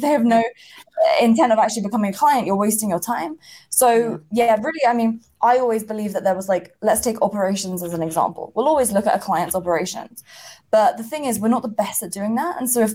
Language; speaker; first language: English; native; English